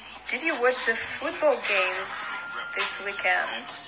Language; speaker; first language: English; non-native, fluent; Russian